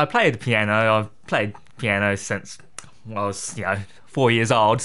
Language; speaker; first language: English; native; English